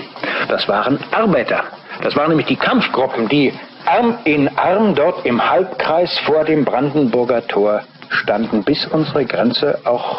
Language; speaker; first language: German; native; German